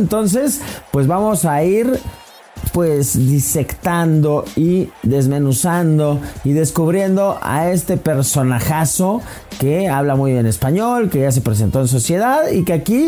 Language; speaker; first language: Spanish; native; Spanish